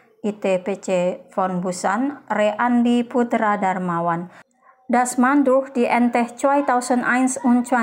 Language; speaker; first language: German; non-native, fluent; Indonesian